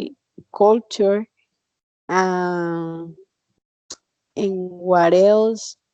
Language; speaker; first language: English; non-native, learner; Spanish